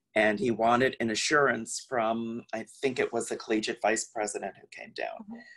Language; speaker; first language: English; native; English